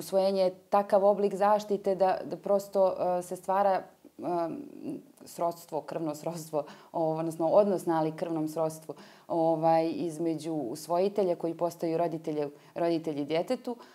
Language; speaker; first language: Croatian; native; Croatian